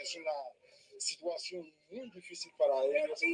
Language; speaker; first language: Spanish; non-native, fluent; Haitian Creole